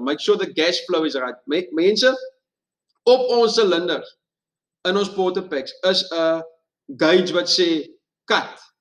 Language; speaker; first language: English; non-native, local second language; Afrikaans